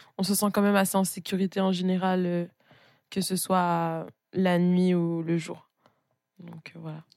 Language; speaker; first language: French; native; French